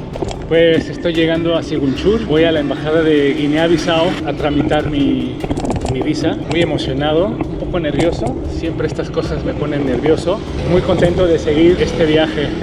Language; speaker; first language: Spanish; native; Spanish